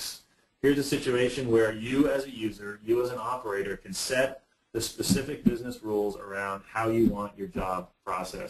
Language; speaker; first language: English; native; English